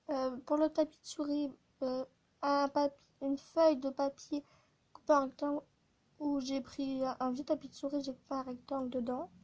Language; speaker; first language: French; native; French